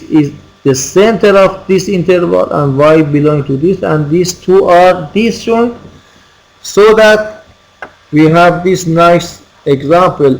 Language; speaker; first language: English; non-native, fluent; Persian